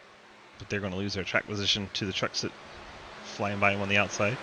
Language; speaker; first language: English; native; English